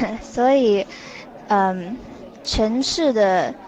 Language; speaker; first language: Chinese; non-native, learner; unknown